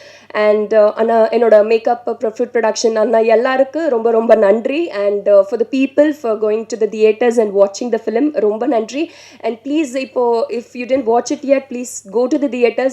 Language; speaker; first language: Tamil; non-native, learner; Telugu